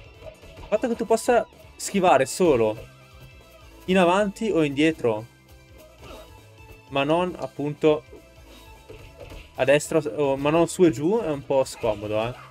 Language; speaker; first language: Italian; native; Italian